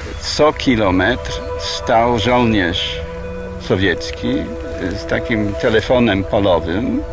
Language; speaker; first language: Polish; non-native, fluent; English